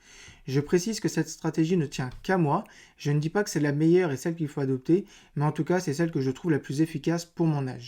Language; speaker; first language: French; native; French